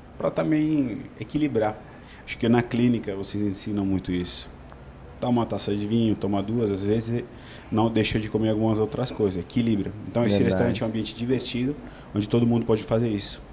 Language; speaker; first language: Portuguese; non-native, fluent; Italian